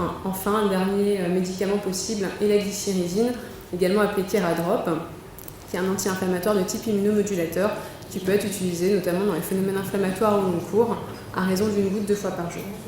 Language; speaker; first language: French; native; French